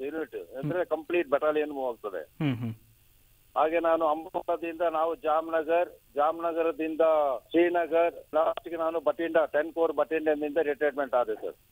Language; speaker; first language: Kannada; non-native, local second language; Kodava